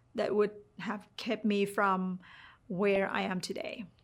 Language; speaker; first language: English; non-native, fluent; Thai